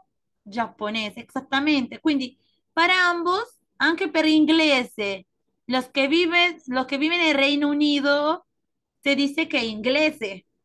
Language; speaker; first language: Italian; non-native, fluent; Spanish